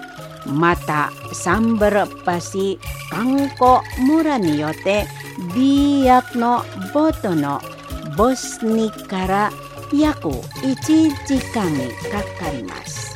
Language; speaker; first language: Japanese; non-native, fluent; Indonesian